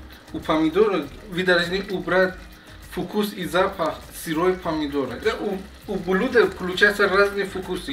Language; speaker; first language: Russian; non-native, learner; Persian